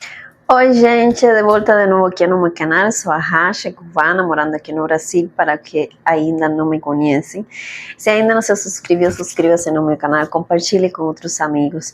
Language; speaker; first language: Portuguese; non-native, fluent; Spanish